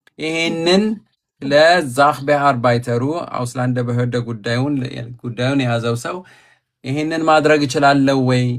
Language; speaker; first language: Amharic; native; Amharic